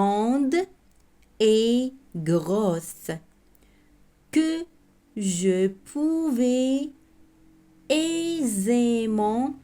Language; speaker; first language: French; non-native, local second language; Arabic